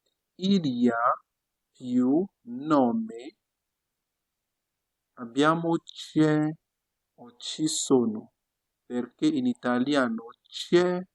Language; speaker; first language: Italian; non-native, fluent; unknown